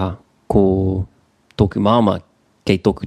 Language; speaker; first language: Māori; non-native, learner; English